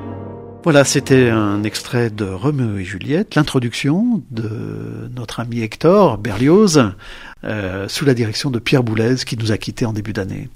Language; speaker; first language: French; native; French